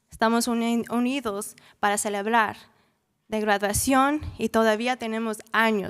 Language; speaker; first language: Spanish; early bilingual, heritage; Spanish